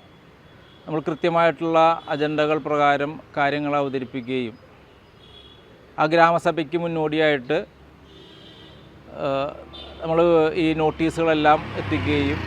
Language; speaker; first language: Malayalam; native; Malayalam